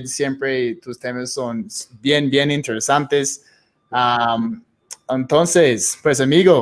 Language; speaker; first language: Spanish; non-native, fluent; English